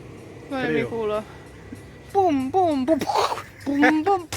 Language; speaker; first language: Spanish; non-native, learner; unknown